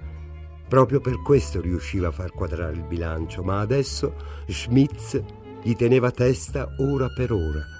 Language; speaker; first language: Italian; native; Italian